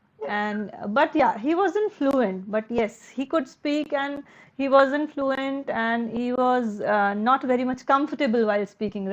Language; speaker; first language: English; non-native, local second language; Hindi